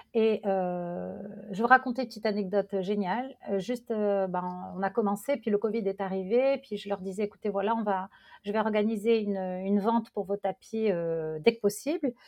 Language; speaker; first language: French; non-native, local second language; Arabic